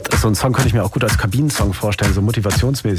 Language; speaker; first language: German; native; German